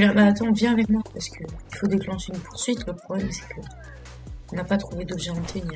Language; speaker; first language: French; native; French